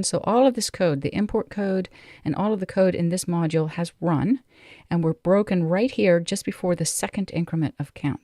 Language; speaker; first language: English; native; English